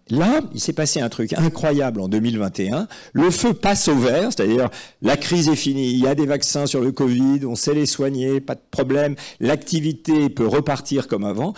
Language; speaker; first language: French; native; French